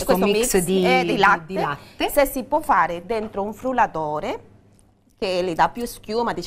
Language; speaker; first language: Italian; non-native, fluent; Spanish